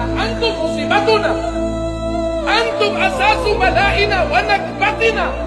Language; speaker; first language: Arabic; native; Arabic